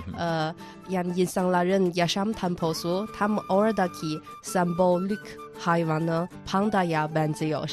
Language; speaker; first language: Turkish; non-native, fluent; Chinese